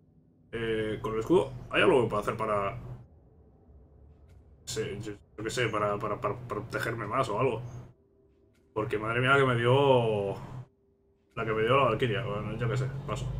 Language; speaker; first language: Spanish; native; Spanish